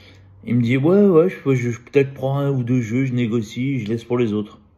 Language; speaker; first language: French; native; French